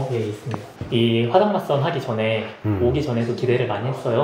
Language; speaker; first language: Korean; native; Korean